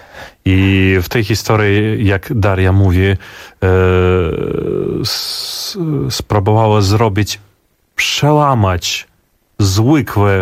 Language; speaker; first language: Polish; non-native, fluent; Belarusian